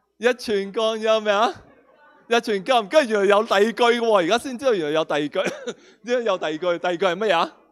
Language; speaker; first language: Cantonese; non-native, local second language; Spanish